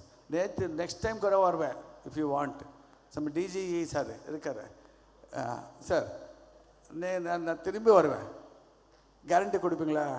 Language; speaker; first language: Tamil; non-native, learner; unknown